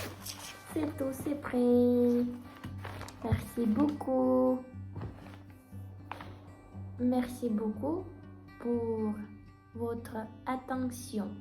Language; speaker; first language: French; non-native, learner; Russian